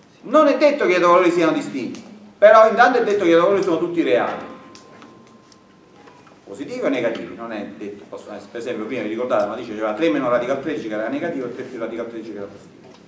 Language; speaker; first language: Italian; native; Italian